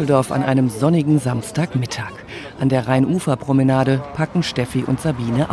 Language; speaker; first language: German; native; German